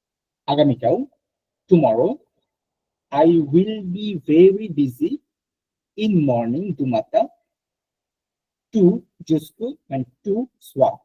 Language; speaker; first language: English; non-native, learner; Bangla